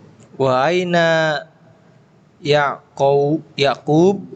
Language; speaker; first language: Arabic; non-native, learner; Indonesian